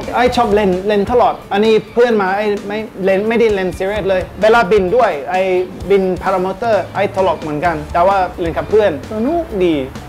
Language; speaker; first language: Thai; non-native, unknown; English